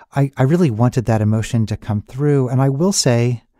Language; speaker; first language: English; native; English